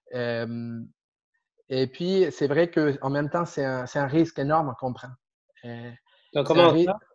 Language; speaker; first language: French; non-native, fluent; Spanish